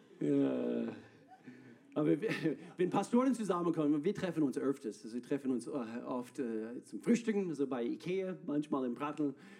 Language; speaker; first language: German; non-native, fluent; English